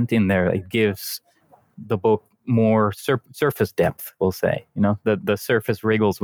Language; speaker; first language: English; non-native, fluent; Dutch